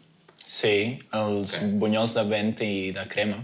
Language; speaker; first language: Catalan; non-native, fluent; Hungarian